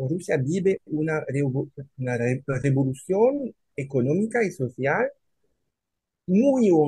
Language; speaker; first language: Spanish; non-native, fluent; French